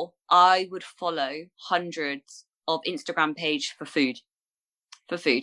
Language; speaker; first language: English; native; English